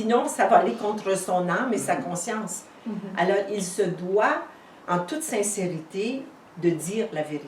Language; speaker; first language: French; native; French